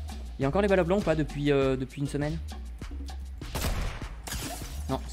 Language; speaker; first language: French; native; French